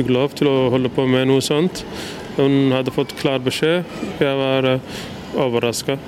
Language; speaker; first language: Norwegian; early bilingual, other home language; Somali